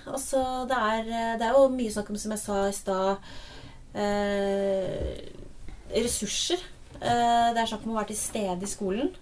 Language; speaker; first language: Norwegian; native; Norwegian